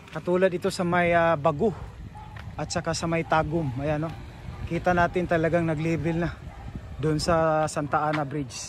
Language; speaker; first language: Filipino; non-native, local second language; Cebuano